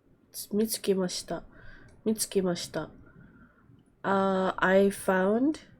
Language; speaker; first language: Japanese; non-native, learner; English